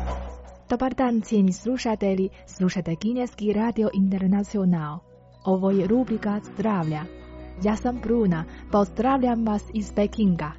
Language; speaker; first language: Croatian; non-native, fluent; Chinese